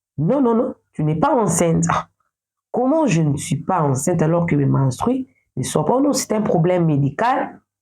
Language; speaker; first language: French; non-native, local second language; Lingala